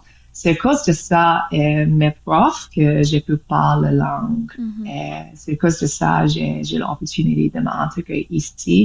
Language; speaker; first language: French; non-native, learner; English